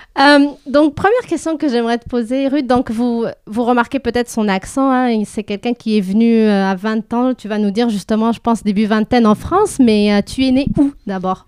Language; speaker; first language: French; native; French